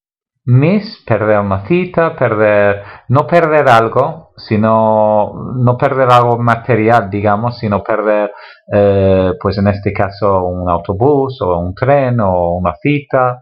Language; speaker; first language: Spanish; non-native, fluent; English